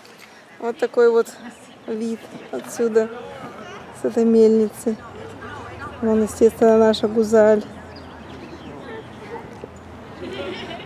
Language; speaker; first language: Russian; native; Russian